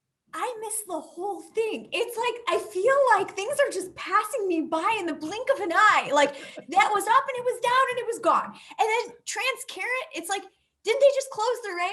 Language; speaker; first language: English; native; English